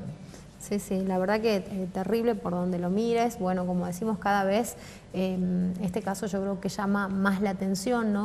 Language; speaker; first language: Spanish; native; Spanish